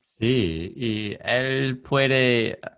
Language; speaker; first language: Spanish; non-native, learner; English